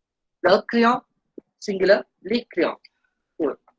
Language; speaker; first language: French; non-native, fluent; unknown